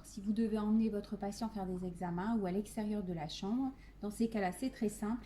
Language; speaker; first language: French; native; French